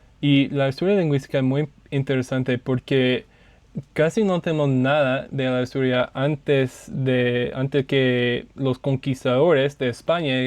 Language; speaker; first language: Spanish; non-native, learner; English